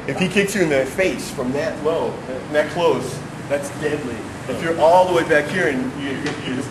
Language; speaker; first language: English; native; English